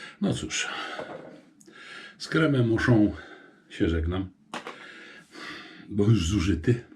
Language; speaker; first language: Polish; native; Polish